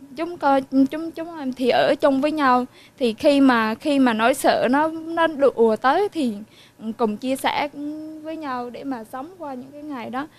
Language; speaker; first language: Vietnamese; native; Vietnamese